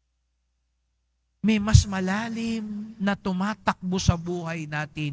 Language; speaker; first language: Filipino; native; Filipino